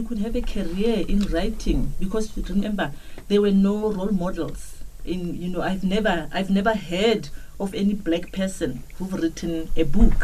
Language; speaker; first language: English; non-native, local second language; Tswana